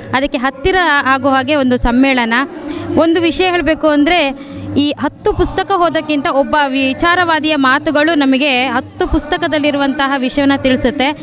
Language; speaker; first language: Kannada; native; Kannada